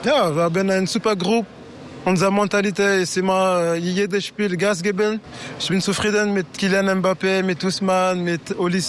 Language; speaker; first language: German; non-native, fluent; French